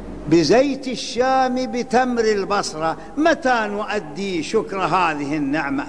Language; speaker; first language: Arabic; native; Arabic